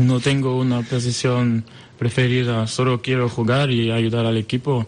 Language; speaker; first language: Spanish; non-native, learner; French